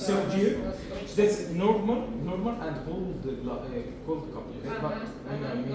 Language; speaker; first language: English; non-native, learner; Arabic